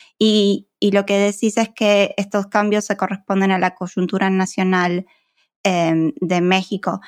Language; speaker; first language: Spanish; native; Spanish